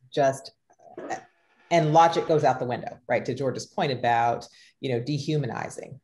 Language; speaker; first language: English; native; English